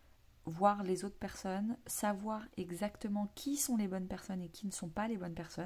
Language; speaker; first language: French; native; French